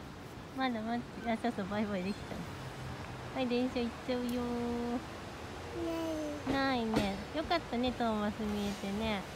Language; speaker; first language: Japanese; native; Japanese